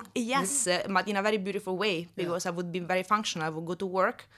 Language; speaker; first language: English; non-native, fluent; Italian